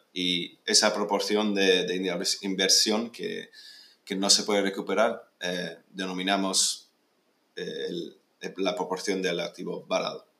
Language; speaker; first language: Spanish; early bilingual, other home language; English